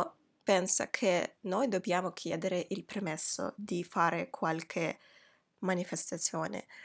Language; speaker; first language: Italian; non-native, fluent; Russian